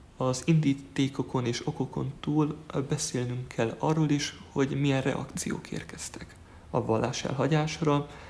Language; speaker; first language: Hungarian; native; Hungarian